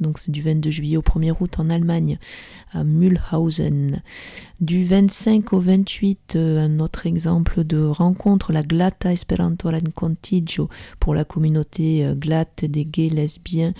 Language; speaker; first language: French; native; French